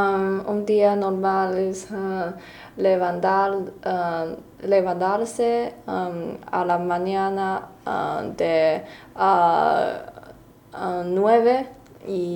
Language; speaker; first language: Spanish; non-native, learner; Chinese